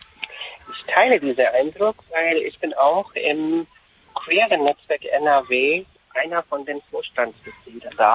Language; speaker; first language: German; non-native, fluent; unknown